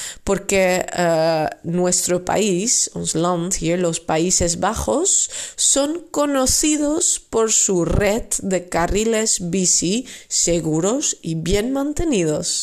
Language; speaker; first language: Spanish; non-native, fluent; Dutch